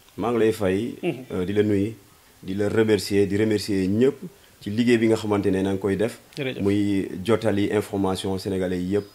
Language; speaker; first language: Wolof; non-native, local second language; Jola-Fonyi